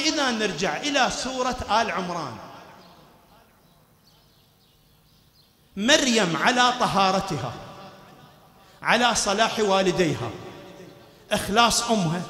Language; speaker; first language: Arabic; native; Arabic